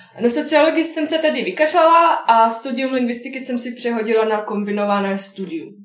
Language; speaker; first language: Czech; non-native, fluent; Bosnian